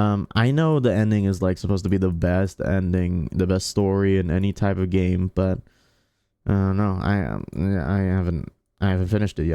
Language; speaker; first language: English; native; English